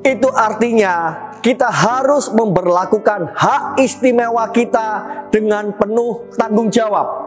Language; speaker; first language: Indonesian; native; Indonesian